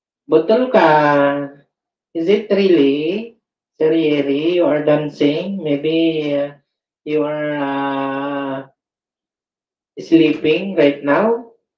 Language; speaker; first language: English; non-native, local second language; Filipino